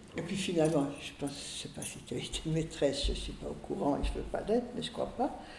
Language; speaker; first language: French; early bilingual, other home language; Hungarian